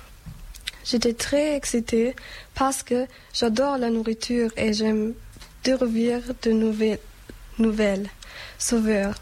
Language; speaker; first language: French; non-native, learner; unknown